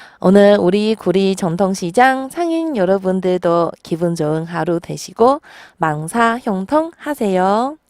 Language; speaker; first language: Korean; non-native, fluent; Chinese